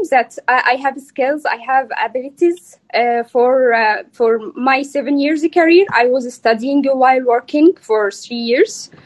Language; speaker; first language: English; non-native, learner; Arabic